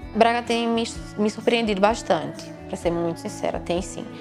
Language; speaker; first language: Portuguese; native; Portuguese